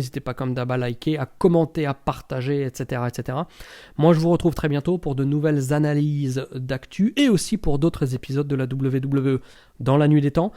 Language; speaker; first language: French; native; French